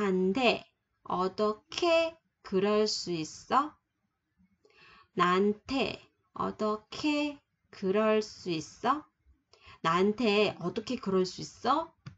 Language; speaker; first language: Korean; non-native, fluent; Vietnamese